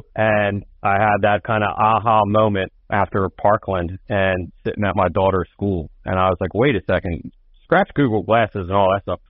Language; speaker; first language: English; native; English